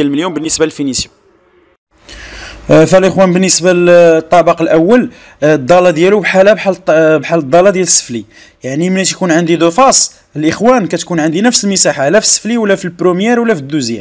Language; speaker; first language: Arabic; native; Arabic